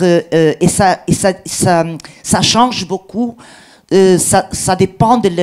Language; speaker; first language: French; non-native, learner; Portuguese